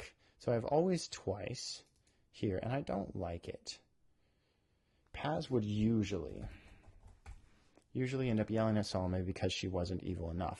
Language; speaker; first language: English; native; English